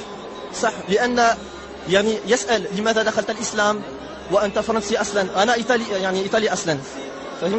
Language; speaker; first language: Arabic; non-native, fluent; Italian